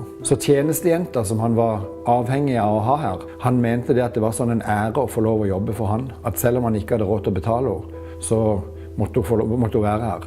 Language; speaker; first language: Norwegian; native; Norwegian